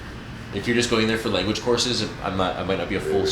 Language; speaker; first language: English; native; English